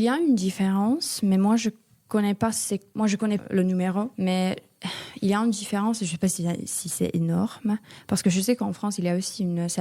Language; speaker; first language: French; non-native, fluent; Finnish